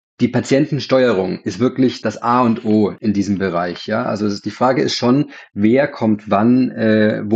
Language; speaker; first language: German; native; German